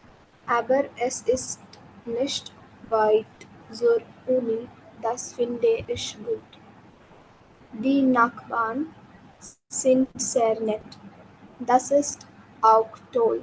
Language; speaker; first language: German; non-native, learner; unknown